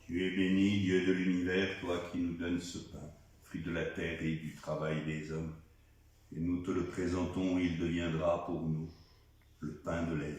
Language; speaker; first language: French; native; French